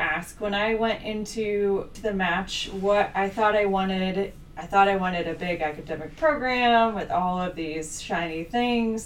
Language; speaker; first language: English; native; English